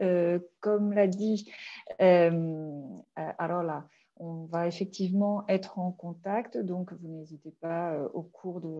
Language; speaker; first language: French; native; French